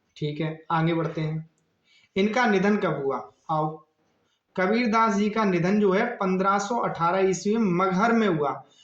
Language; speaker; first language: Hindi; native; Hindi